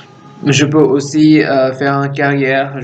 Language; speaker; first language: French; non-native, fluent; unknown